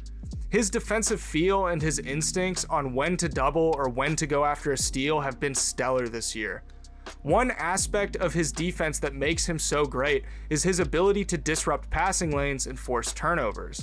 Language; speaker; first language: English; native; English